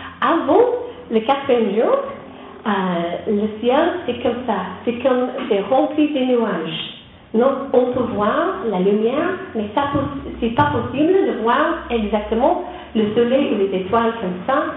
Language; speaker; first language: French; non-native, learner; English